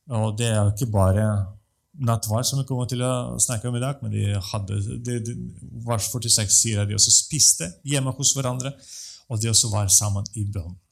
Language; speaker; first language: Norwegian; non-native, fluent; Russian